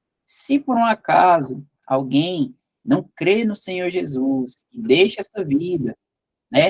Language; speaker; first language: Portuguese; native; Portuguese